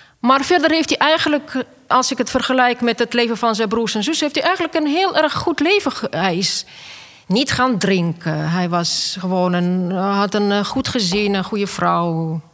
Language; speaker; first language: Dutch; non-native, fluent; Russian